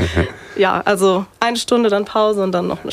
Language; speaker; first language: German; native; German